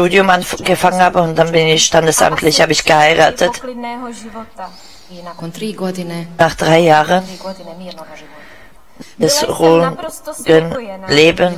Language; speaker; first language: German; non-native, fluent; Czech